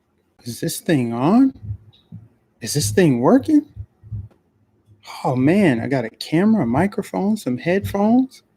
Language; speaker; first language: English; native; English